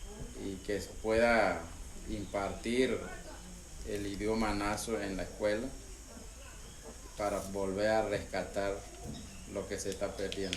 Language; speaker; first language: Spanish; non-native, local second language; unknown